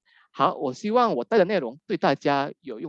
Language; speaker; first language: Chinese; non-native, fluent; Indonesian